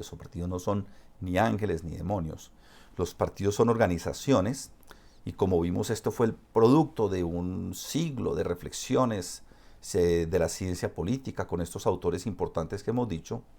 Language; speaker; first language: Spanish; native; Spanish